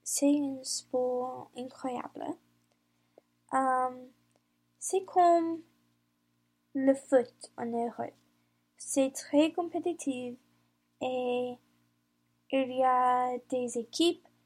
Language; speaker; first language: French; non-native, learner; English